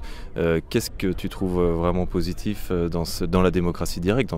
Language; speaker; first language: French; native; French